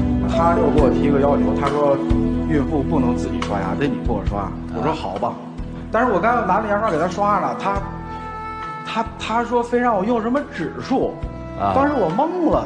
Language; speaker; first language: Chinese; native; Chinese